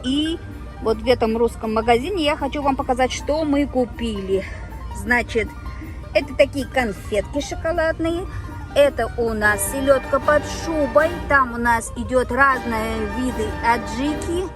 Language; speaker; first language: Russian; non-native, local second language; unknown